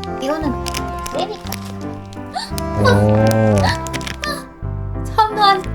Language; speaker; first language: Korean; non-native, learner; Vietnamese